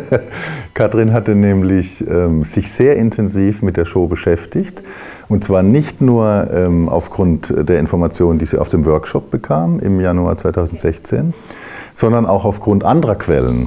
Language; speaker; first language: German; native; German